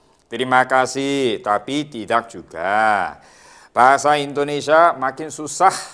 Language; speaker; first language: Indonesian; non-native, fluent; Korean